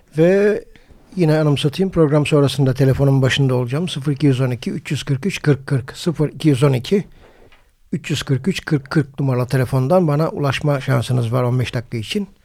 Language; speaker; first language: Turkish; native; Turkish